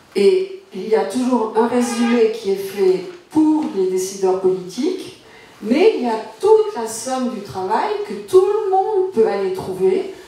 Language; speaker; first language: French; native; French